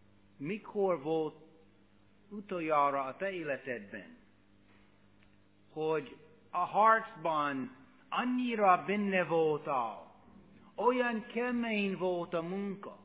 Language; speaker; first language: Hungarian; non-native, fluent; English